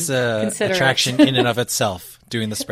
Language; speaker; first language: English; native; English